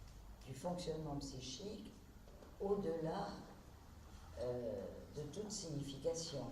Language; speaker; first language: French; native; French